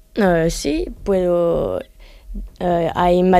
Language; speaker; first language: Spanish; non-native, learner; French